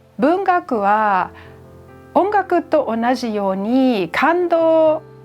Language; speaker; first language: Japanese; non-native, fluent; German